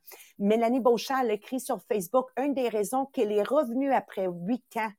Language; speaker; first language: French; native; French